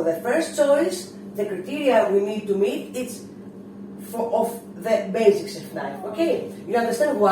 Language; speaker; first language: English; non-native, fluent; Greek